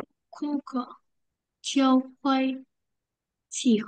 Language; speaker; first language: Chinese; non-native, learner; Vietnamese